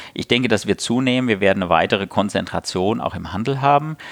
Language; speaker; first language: German; native; German